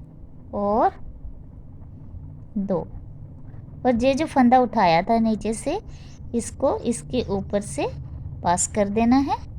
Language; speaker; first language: Hindi; non-native, local second language; Punjabi